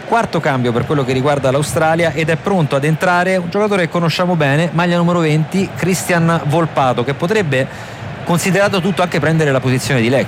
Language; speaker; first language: Italian; native; Italian